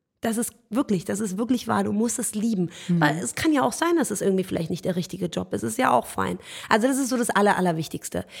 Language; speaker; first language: German; early bilingual, other home language; Persian